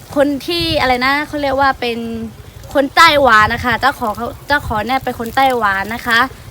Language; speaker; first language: Thai; non-native, local second language; Lahu